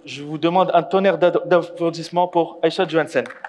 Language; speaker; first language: French; non-native, local second language; Arabic